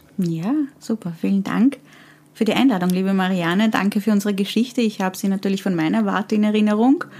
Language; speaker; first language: German; early bilingual, other home language; Persian